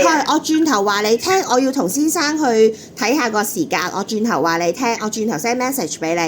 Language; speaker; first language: Cantonese; native; Cantonese